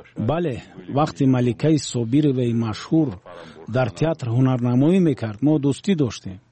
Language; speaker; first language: Tajik; non-native, local second language; Russian